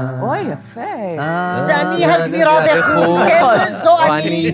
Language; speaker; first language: Hebrew; native; Hebrew